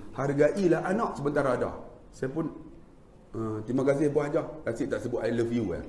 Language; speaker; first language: Malay; native; Malay